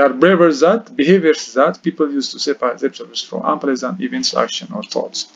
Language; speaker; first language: English; non-native, local second language; Amharic